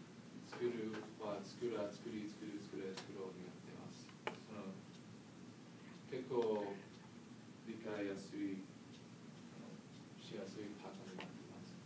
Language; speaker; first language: Japanese; non-native, learner; English